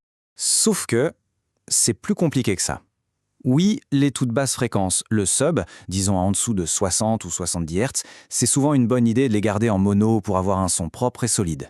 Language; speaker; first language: French; native; French